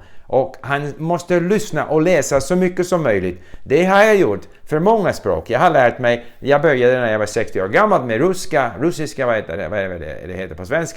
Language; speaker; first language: Swedish; non-native, fluent; English